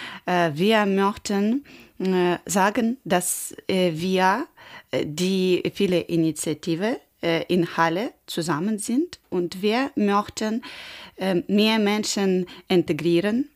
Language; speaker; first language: German; non-native, learner; Ukrainian